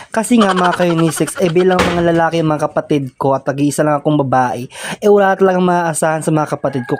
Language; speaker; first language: Filipino; non-native, local second language; Waray